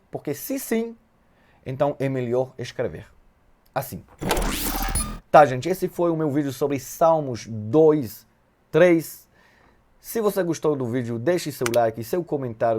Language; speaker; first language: Portuguese; non-native, fluent; Hebrew